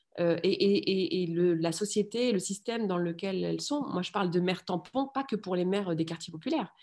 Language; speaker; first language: French; early bilingual, other home language; Riffian